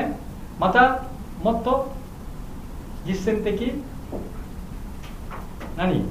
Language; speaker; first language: Japanese; non-native, learner; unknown